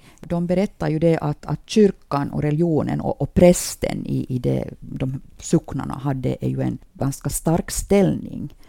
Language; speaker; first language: Swedish; native; Swedish